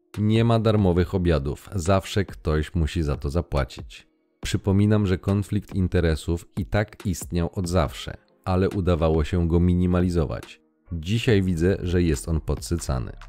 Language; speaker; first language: Polish; native; Polish